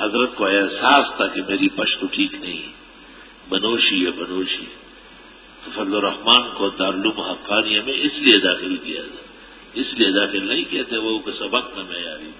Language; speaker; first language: Urdu; non-native, local second language; Pashto